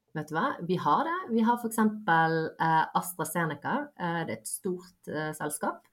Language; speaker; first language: Norwegian; early bilingual, other home language; Bosnian